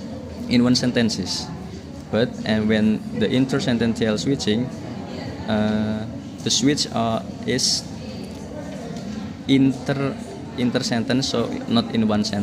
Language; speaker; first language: English; non-native, learner; Indonesian